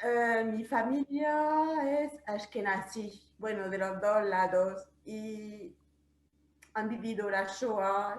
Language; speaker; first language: Spanish; non-native, fluent; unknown